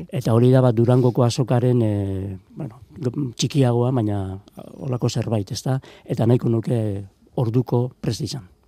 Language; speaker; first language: Basque; native; Basque